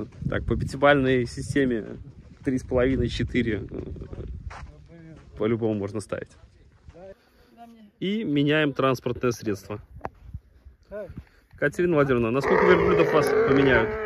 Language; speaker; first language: Russian; native; Russian